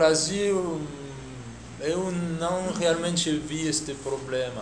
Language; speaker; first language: Portuguese; non-native, fluent; French